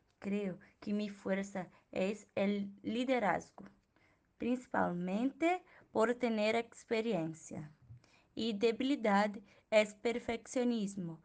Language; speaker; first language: Portuguese; non-native, learner; Spanish